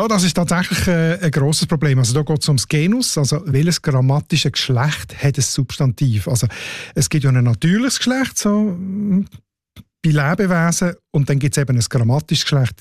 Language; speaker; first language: German; native; German